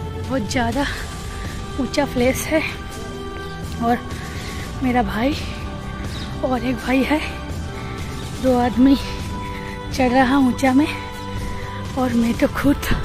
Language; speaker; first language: Hindi; non-native, local second language; Bangla